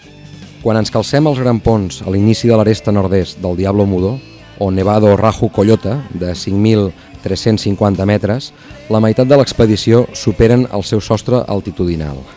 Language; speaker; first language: Catalan; native; Catalan